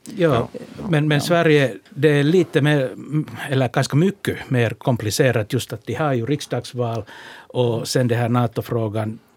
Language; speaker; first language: Swedish; non-native, local second language; Finnish